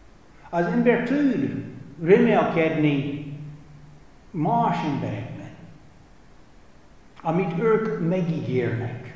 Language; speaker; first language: Hungarian; non-native, fluent; English